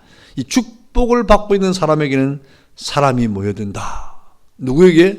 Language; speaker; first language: Korean; native; Korean